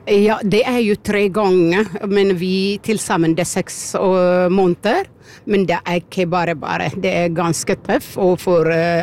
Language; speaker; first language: Norwegian; non-native, learner; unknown